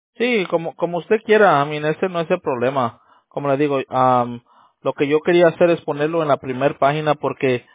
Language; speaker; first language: Spanish; early bilingual, heritage; Spanish